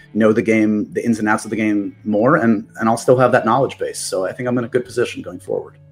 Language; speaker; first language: English; native; English